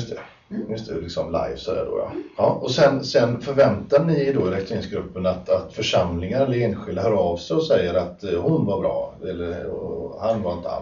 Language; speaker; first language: Swedish; native; Swedish